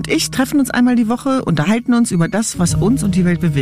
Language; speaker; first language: German; early bilingual, other home language; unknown